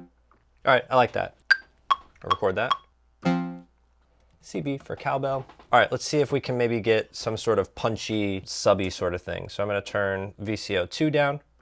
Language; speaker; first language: English; native; English